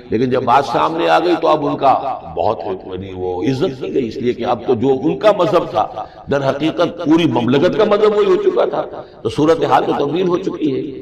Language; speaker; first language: Urdu; native; Urdu